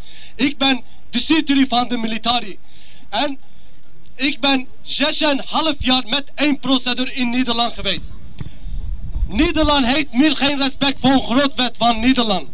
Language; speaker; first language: Dutch; non-native, learner; Kurdish